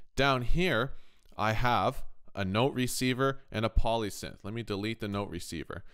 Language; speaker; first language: English; native; English